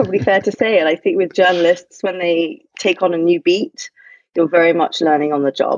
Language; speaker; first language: English; native; English